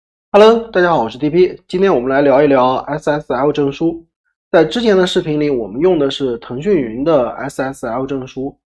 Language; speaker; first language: Chinese; native; Chinese